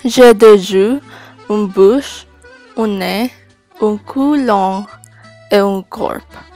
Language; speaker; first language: French; non-native, learner; English